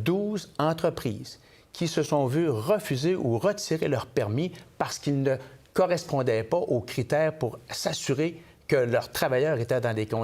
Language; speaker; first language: French; native; French